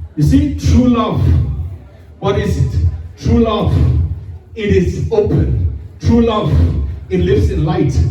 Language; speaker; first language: English; non-native, fluent; Danish